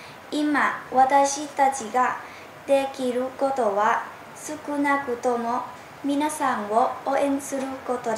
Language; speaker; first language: Japanese; non-native, learner; Thai